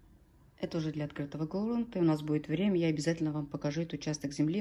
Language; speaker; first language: Russian; native; Russian